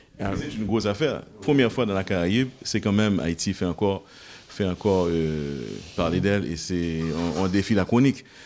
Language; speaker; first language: French; non-native, local second language; Haitian Creole